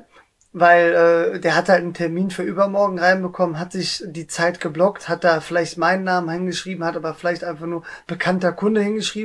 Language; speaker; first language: German; native; German